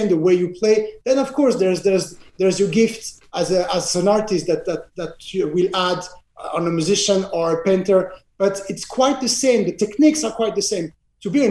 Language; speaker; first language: English; non-native, fluent; French